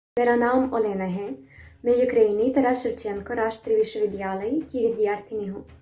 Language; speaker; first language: Hindi; non-native, fluent; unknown